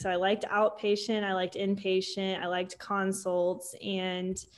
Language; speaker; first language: English; native; English